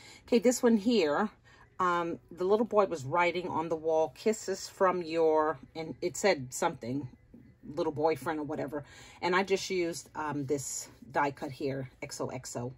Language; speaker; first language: English; native; English